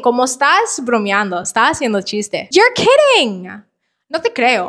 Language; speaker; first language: Spanish; non-native, fluent; English